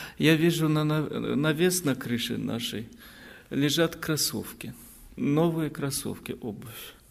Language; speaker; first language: Russian; non-native, local second language; Azerbaijani